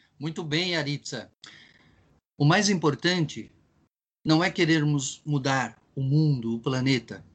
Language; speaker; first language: Portuguese; native; Portuguese